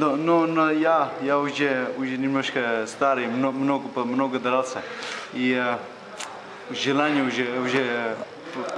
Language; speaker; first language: Russian; non-native, learner; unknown